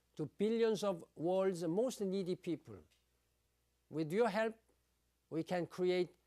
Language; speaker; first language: English; non-native, fluent; Korean